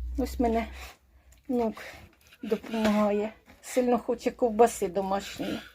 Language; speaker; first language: Ukrainian; native; Ukrainian